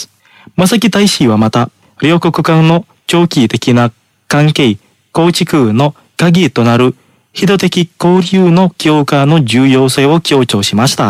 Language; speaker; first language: Japanese; non-native, fluent; Indonesian